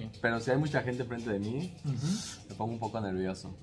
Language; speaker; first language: Spanish; native; Spanish